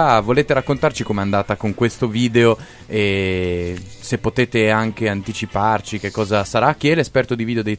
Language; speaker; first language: Italian; native; Italian